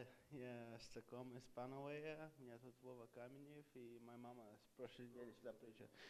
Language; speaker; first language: Russian; early bilingual, heritage; Russian